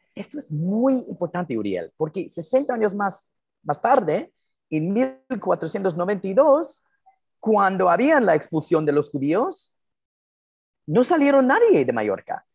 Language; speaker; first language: Spanish; non-native, fluent; English